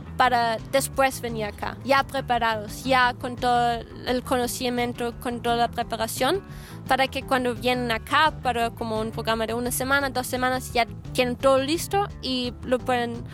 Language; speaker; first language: Spanish; non-native, fluent; German